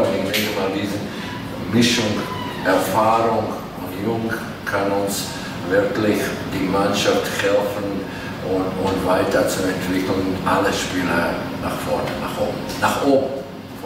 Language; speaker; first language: German; non-native, fluent; Latvian